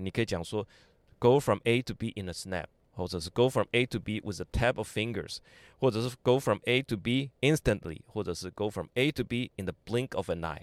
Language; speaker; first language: English; non-native, fluent; Chinese